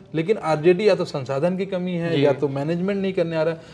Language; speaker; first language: Hindi; native; Hindi